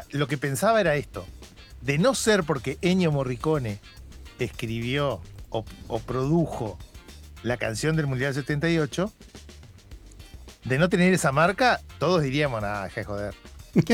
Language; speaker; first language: Spanish; native; Spanish